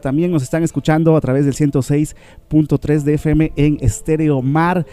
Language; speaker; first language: Spanish; native; Spanish